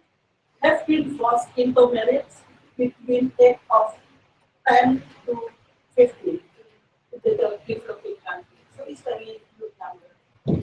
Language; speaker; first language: English; non-native, learner; Indonesian